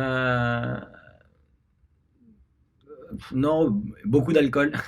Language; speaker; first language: French; early bilingual, other home language; Spanish